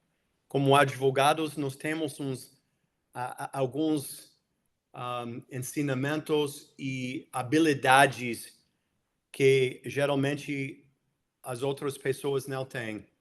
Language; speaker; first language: Portuguese; non-native, fluent; English